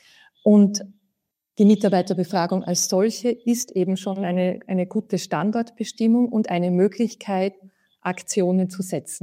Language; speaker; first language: German; native; German